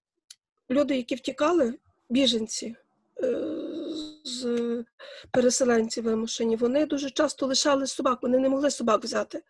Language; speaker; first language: Ukrainian; native; Ukrainian